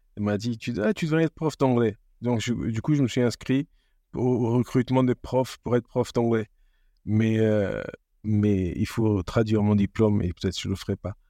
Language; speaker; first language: French; non-native, fluent; Portuguese